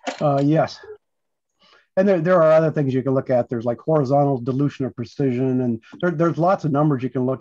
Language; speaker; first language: English; native; English